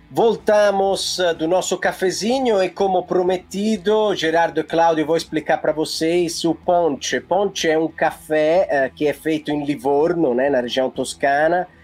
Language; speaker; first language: Portuguese; non-native, fluent; Italian